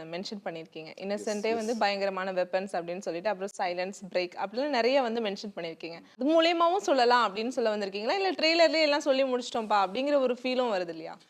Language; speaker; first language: Tamil; native; Tamil